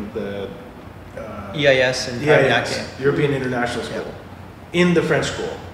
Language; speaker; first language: English; native; English